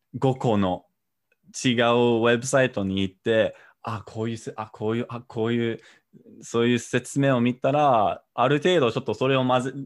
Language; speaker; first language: Japanese; non-native, fluent; English